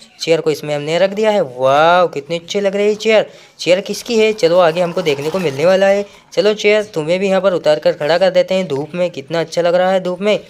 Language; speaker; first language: Hindi; native; Hindi